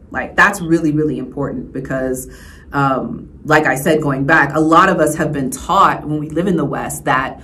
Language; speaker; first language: English; native; English